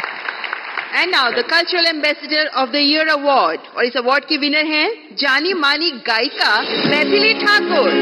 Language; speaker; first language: Hindi; native; Hindi